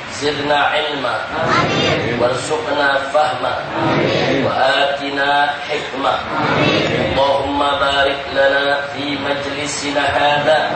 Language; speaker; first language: Arabic; non-native, fluent; Indonesian